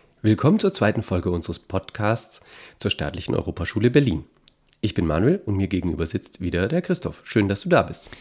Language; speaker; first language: German; native; German